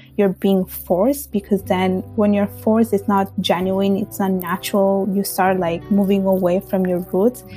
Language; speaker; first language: English; non-native, fluent; Bangla